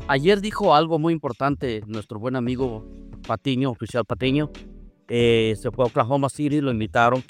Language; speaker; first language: Spanish; native; Spanish